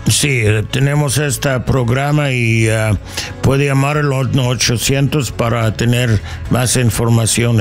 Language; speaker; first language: Spanish; non-native, learner; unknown